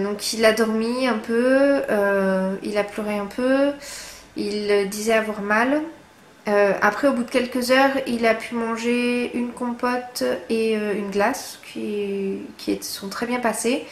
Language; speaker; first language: French; native; French